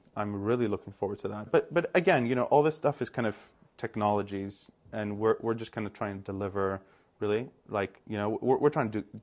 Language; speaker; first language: English; non-native, fluent; Greek